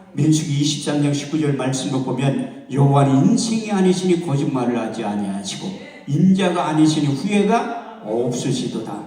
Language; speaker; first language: Korean; native; Korean